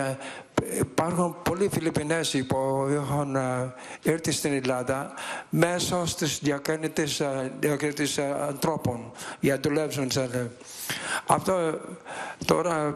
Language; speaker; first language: Greek; non-native, learner; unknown